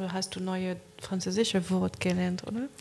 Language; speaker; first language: German; non-native, learner; French